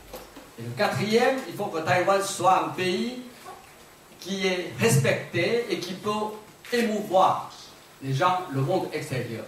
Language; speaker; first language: French; non-native, fluent; Chinese